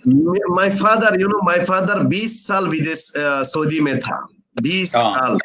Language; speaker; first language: Hindi; non-native, fluent; Bangla